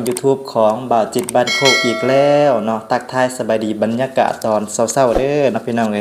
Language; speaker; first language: Thai; non-native, local second language; Northeastern Thai